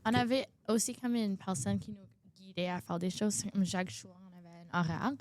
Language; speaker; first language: French; non-native, local second language; English